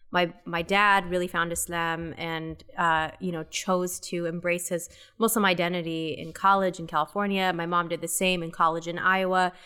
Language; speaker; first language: English; native; English